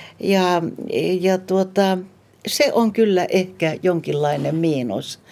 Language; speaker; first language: Finnish; non-native, local second language; Swedish